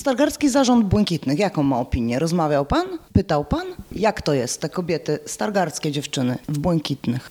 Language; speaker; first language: Polish; native; Polish